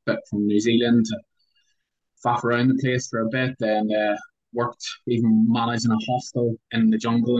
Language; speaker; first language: English; native; English